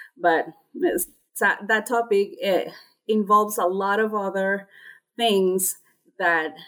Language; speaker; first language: English; non-native, fluent; Spanish